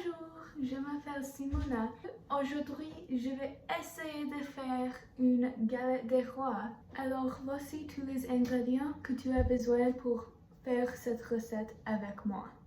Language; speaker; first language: French; non-native, learner; English